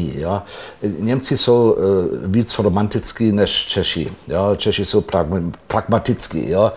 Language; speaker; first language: Czech; non-native, fluent; German